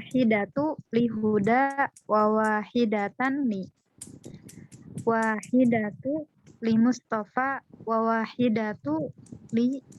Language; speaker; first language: Arabic; non-native, learner; Indonesian